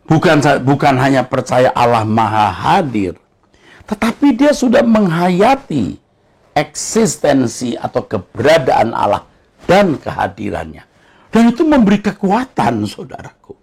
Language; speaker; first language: Indonesian; native; Indonesian